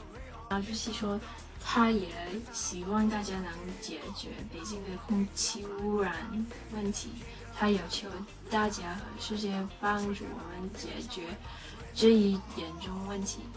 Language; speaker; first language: Chinese; non-native, learner; English